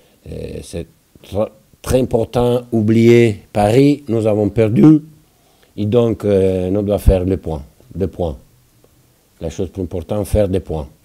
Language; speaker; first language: French; non-native, fluent; Italian